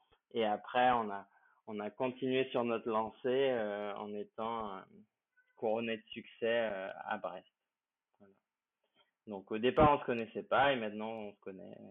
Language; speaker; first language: French; native; French